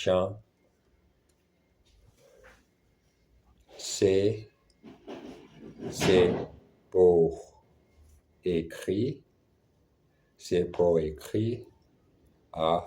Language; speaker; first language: French; non-native, learner; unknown